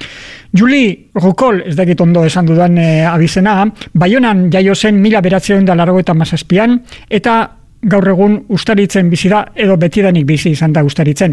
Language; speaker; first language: Basque; native; Basque